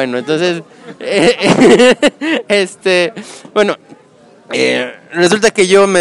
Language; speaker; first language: Spanish; native; Spanish